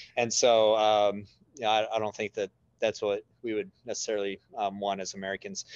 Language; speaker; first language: English; native; English